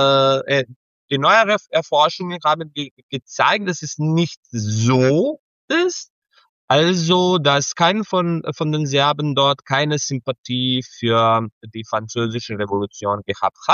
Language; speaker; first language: German; non-native, fluent; Serbian